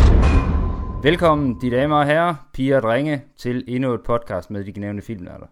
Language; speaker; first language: Danish; native; Danish